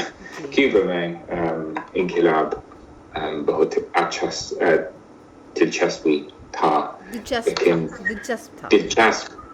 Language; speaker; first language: Hindi; non-native, learner; English